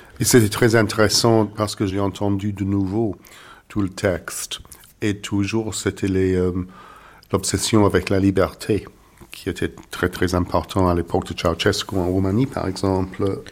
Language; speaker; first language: French; non-native, fluent; English